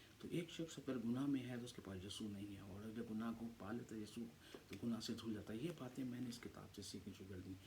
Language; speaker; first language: Urdu; native; Urdu